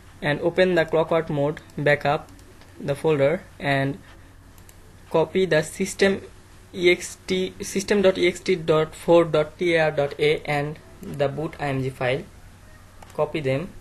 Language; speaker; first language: English; non-native, learner; Bangla